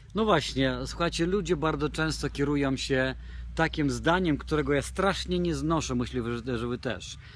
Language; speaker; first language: Polish; non-native, fluent; Romanian